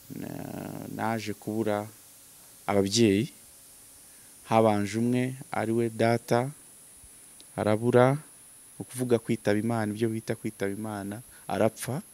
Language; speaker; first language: Kinyarwanda; early bilingual, heritage; Kinyarwanda